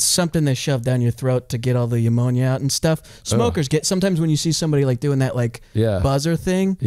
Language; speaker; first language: English; native; English